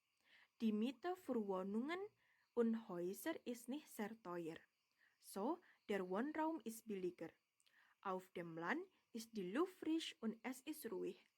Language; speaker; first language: German; non-native, learner; Indonesian